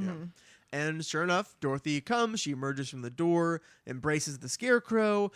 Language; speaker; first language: English; native; English